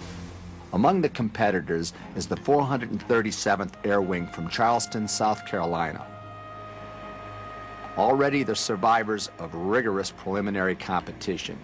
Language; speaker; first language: English; native; English